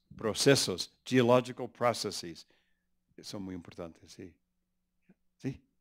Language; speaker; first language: Spanish; early bilingual, other home language; English